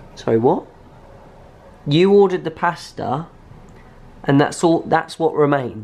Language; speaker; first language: English; native; English